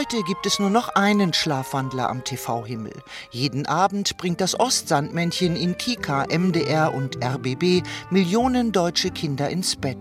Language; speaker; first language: German; native; German